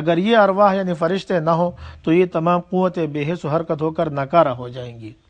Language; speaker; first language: Urdu; non-native, local second language; Pashto